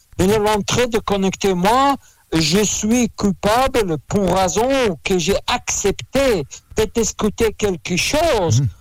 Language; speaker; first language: French; non-native, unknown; Russian